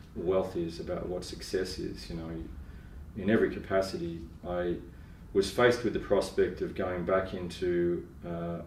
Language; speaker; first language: English; native; English